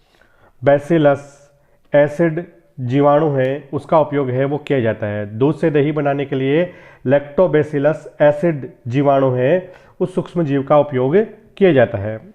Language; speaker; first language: Hindi; native; Hindi